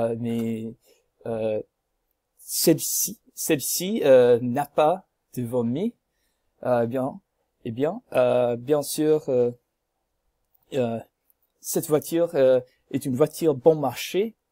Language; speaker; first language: French; non-native, learner; English